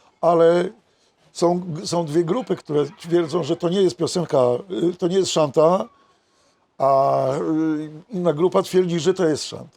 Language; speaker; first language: Polish; native; Polish